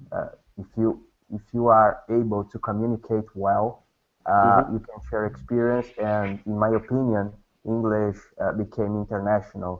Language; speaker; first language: English; non-native, learner; Portuguese